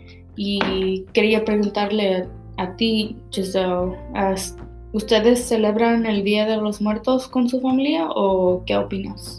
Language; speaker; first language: Spanish; early bilingual, heritage; Spanish